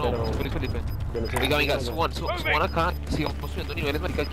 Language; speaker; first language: Spanish; native; Spanish